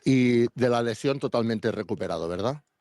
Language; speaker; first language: Spanish; native; Spanish